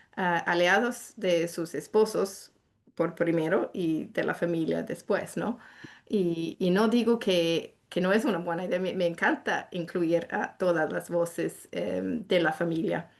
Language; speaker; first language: Spanish; non-native, fluent; English